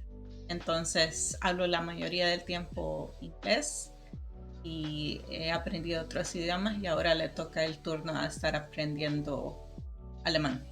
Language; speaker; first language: Spanish; early bilingual, other home language; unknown